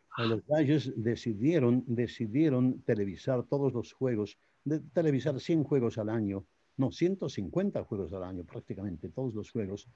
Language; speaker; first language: Spanish; native; Spanish